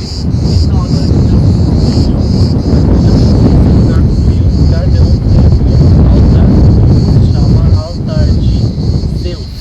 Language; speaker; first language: Portuguese; non-native, fluent; Turkish